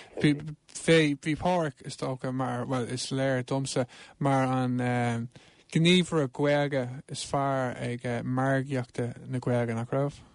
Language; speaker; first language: Irish; non-native, local second language; English